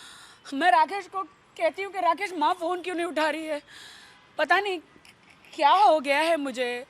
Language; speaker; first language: Hindi; native; Hindi